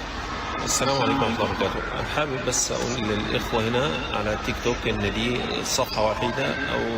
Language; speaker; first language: Arabic; native; Arabic